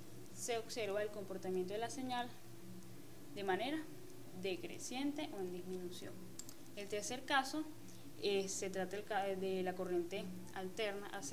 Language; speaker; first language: Spanish; native; Spanish